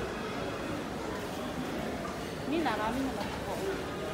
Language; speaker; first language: Japanese; non-native, learner; Filipino